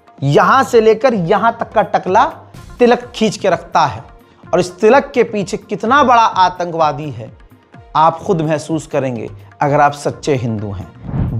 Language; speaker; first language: Hindi; native; Hindi